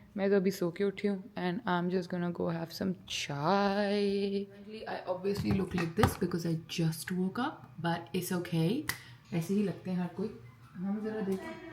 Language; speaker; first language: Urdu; native; Urdu